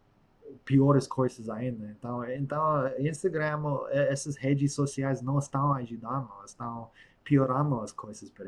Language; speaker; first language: Portuguese; non-native, fluent; English